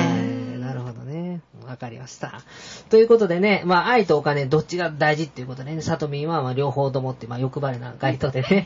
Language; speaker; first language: Japanese; native; Japanese